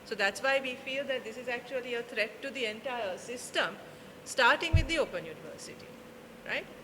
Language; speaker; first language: English; non-native, local second language; Sinhala